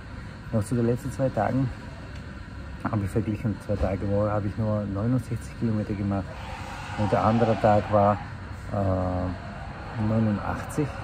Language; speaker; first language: German; non-native, fluent; Slovak